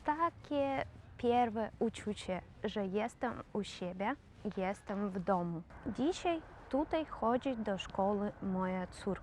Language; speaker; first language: Polish; non-native, fluent; Russian